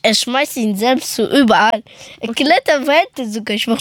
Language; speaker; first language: German; early bilingual, other home language; Persian